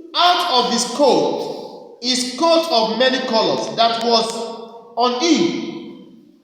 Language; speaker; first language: English; non-native, local second language; Yoruba